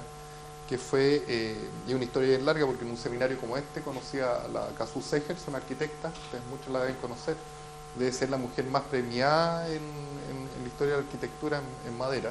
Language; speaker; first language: Spanish; native; Spanish